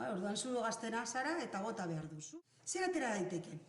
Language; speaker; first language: Basque; non-native, local second language; Spanish